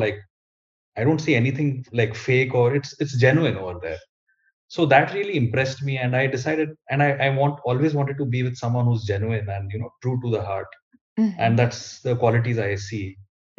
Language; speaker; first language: English; non-native, local second language; Kannada